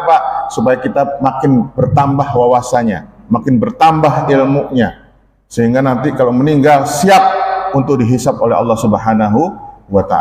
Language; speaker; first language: Indonesian; native; Indonesian